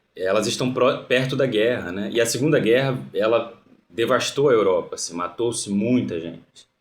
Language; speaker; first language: Portuguese; native; Portuguese